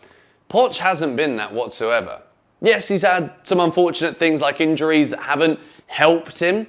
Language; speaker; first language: English; native; English